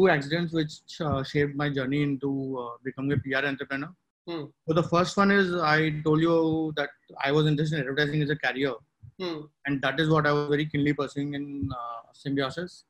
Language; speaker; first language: English; non-native, local second language; Telugu